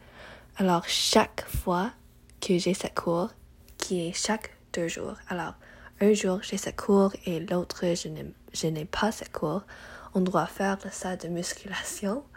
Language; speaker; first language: French; non-native, learner; English